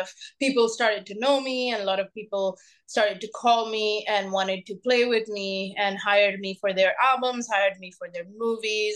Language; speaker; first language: English; non-native, local second language; Bangla